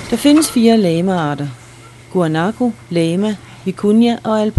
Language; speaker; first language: Danish; native; Danish